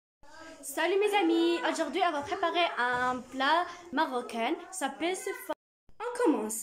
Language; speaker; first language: French; non-native, learner; Arabic